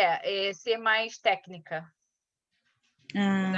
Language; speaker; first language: Portuguese; native; Portuguese